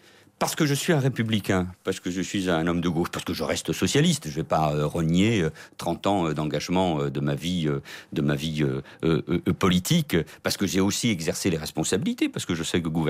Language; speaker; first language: French; early bilingual, other home language; Catalan